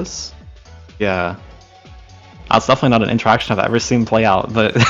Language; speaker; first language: English; native; English